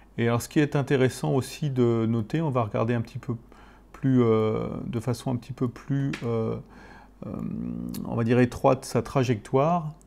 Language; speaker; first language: French; native; French